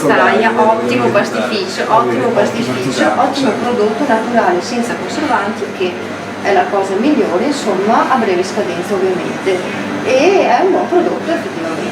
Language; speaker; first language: Italian; native; Italian